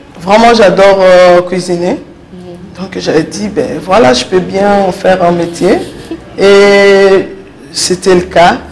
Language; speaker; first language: French; non-native, local second language; Lingala